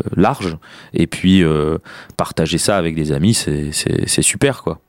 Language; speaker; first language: French; native; French